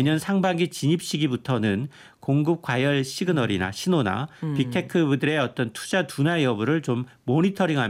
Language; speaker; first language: Korean; native; Korean